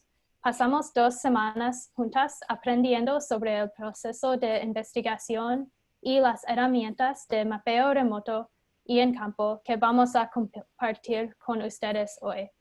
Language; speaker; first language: Spanish; non-native, fluent; English